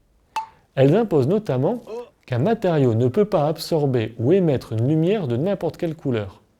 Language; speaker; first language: French; native; French